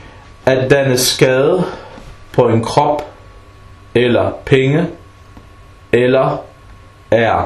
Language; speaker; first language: Danish; non-native, fluent; Arabic